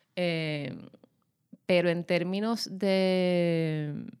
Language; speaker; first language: Spanish; native; Spanish